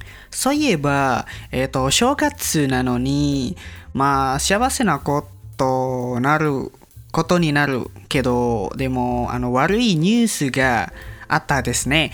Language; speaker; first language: Japanese; non-native, learner; Indonesian